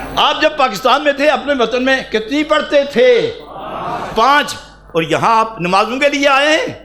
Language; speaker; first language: Urdu; non-native, local second language; Punjabi